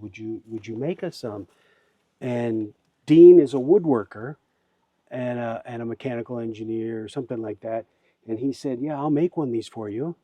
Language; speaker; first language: English; native; English